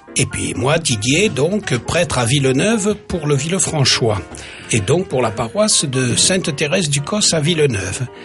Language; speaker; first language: French; native; French